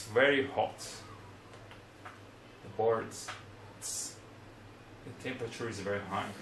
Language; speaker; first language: English; non-native, fluent; Portuguese